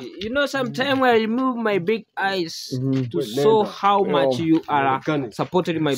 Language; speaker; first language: English; non-native, learner; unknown